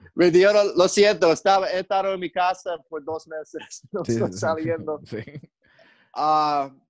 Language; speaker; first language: Spanish; non-native, learner; English